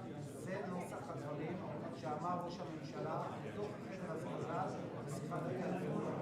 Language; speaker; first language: Hebrew; native; Hebrew